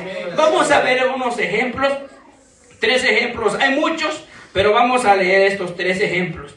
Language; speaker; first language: Spanish; native; Spanish